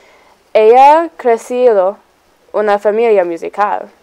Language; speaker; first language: Spanish; non-native, learner; English